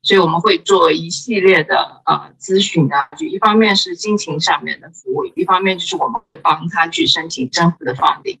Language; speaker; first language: Chinese; native; Chinese